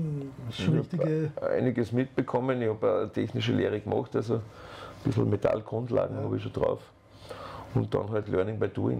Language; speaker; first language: German; native; German